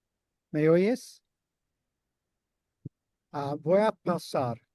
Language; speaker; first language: Spanish; non-native, fluent; English